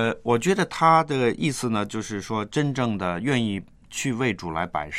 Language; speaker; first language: Chinese; non-native, local second language; Cantonese